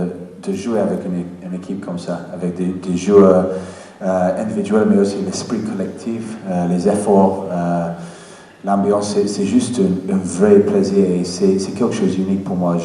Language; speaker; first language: French; non-native, fluent; English